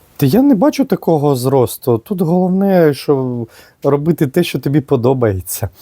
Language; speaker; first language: Ukrainian; non-native, local second language; Russian